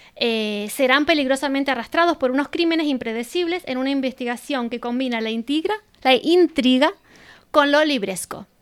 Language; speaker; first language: Spanish; native; Spanish